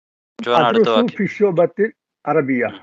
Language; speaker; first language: Arabic; non-native, learner; Tamil